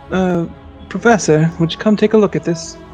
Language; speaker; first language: English; native; English